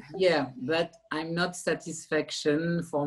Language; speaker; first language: English; non-native, learner; French